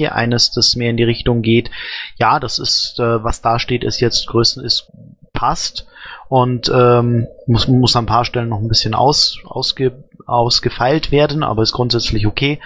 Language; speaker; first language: German; native; German